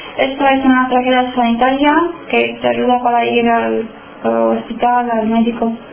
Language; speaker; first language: Spanish; non-native, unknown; Romanian